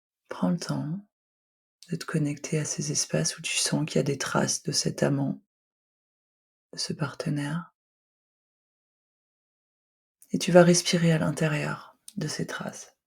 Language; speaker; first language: French; native; French